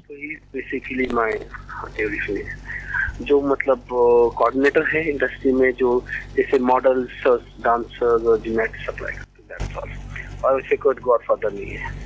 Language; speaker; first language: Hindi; non-native, local second language; Tamil